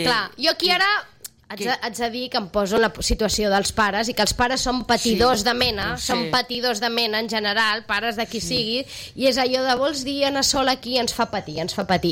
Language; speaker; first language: Catalan; native; Catalan